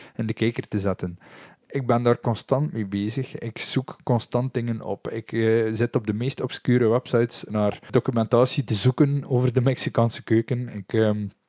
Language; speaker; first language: Dutch; native; Dutch